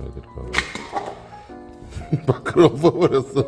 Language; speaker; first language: Korean; native; Korean